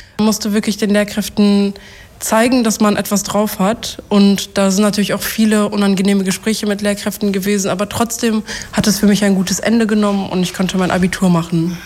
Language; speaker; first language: German; early bilingual, other home language; Kurdish